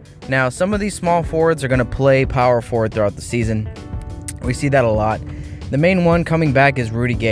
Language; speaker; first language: English; native; English